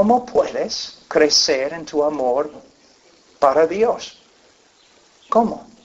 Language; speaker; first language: Spanish; non-native, fluent; English